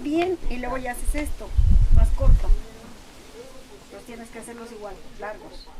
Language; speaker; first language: Spanish; native; Spanish